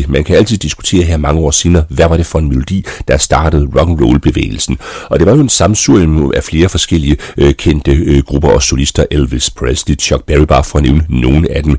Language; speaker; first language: Danish; native; Danish